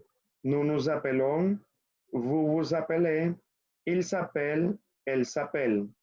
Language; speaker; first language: French; non-native, fluent; Spanish